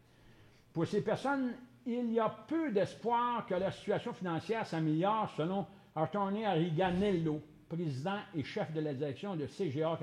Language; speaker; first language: French; native; French